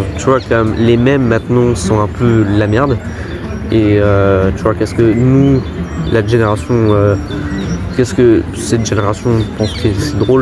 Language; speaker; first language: French; early bilingual, other home language; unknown